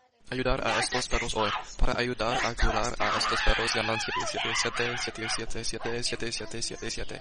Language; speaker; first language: Spanish; non-native, learner; English